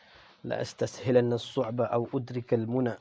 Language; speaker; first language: Arabic; non-native, fluent; Indonesian